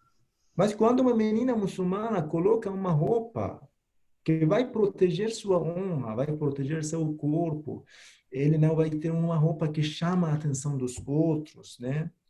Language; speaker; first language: Portuguese; non-native, fluent; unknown